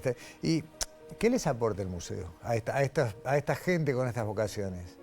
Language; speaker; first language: Spanish; native; Spanish